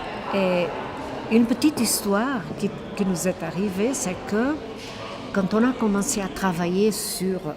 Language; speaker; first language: French; non-native, fluent; Portuguese